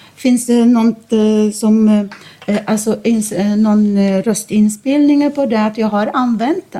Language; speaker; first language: Swedish; non-native, fluent; Arabic